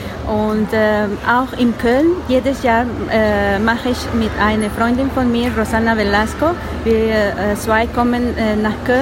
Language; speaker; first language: German; non-native, learner; Spanish